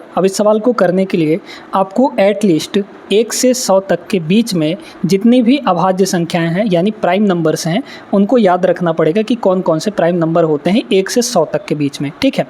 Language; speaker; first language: Hindi; native; Hindi